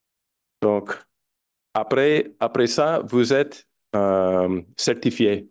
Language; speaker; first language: French; non-native, fluent; English